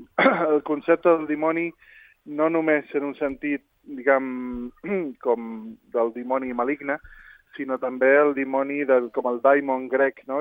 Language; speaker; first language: Catalan; non-native, local second language; Spanish